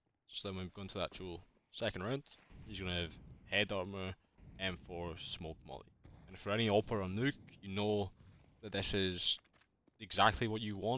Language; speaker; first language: English; native; English